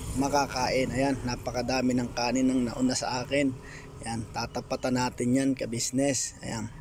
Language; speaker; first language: Filipino; native; Filipino